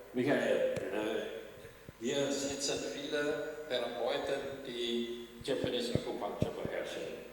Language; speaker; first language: German; non-native, fluent; Indonesian